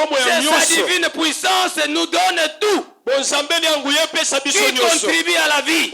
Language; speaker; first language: French; non-native, local second language; Lingala